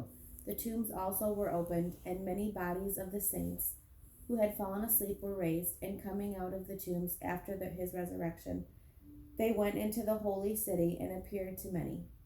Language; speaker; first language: English; native; English